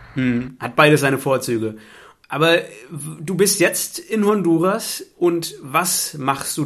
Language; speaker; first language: German; native; German